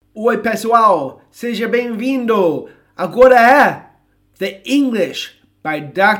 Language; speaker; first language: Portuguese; non-native, fluent; English